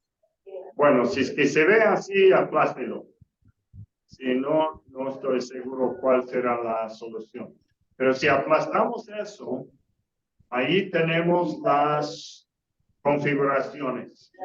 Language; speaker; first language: Spanish; non-native, fluent; English